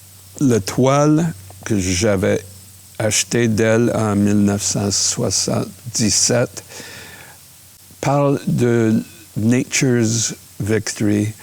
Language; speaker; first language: French; non-native, local second language; English